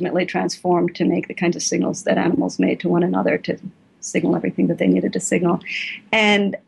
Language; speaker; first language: English; native; English